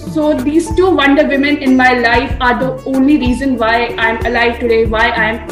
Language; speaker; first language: English; non-native, local second language; Hindi